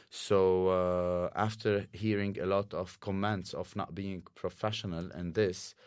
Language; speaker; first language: English; non-native, fluent; Arabic